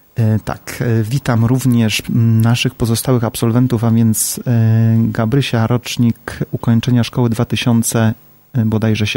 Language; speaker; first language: Polish; native; Polish